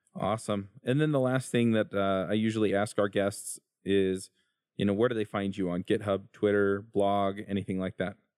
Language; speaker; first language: English; native; English